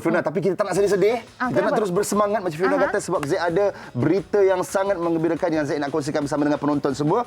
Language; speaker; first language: Malay; native; Malay